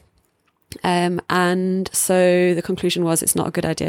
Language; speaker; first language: English; native; English